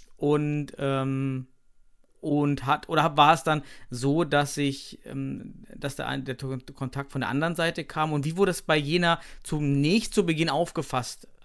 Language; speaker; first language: German; native; German